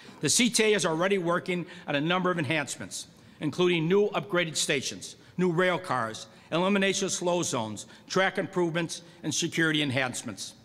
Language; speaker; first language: English; native; English